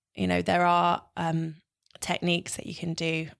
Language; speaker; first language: English; native; English